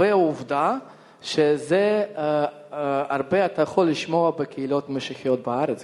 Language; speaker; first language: Hebrew; non-native, fluent; Russian